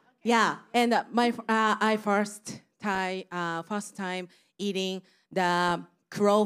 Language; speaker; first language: English; non-native, learner; Japanese